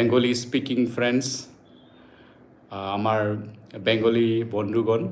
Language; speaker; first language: Bangla; non-native, local second language; Assamese